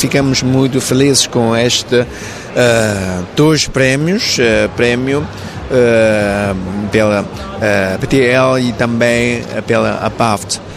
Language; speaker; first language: Portuguese; non-native, local second language; Cantonese